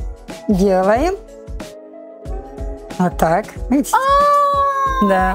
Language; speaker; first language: Russian; non-native, local second language; Turkish